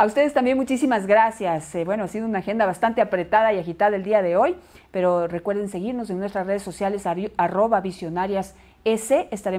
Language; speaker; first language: Spanish; native; Spanish